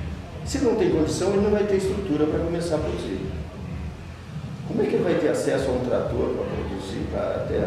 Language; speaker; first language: Portuguese; native; Portuguese